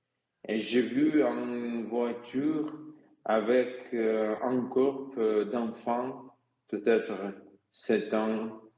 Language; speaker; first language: French; non-native, learner; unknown